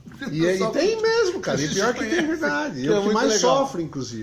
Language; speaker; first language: Portuguese; native; Portuguese